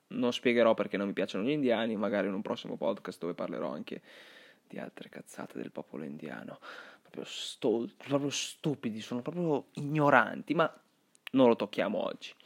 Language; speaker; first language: Italian; early bilingual, other home language; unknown